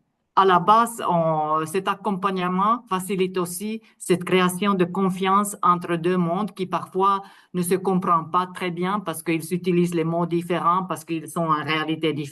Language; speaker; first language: French; non-native, fluent; Finnish